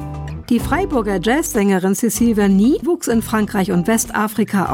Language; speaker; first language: German; native; German